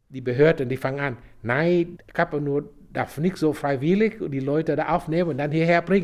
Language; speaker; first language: German; non-native, fluent; Vietnamese